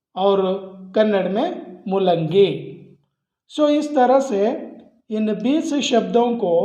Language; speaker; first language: Hindi; non-native, local second language; Kannada